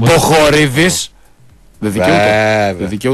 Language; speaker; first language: Greek; native; Greek